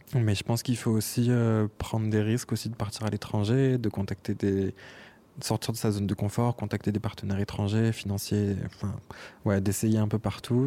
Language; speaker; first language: French; native; French